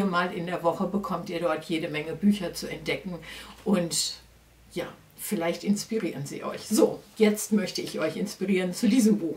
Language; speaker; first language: German; native; German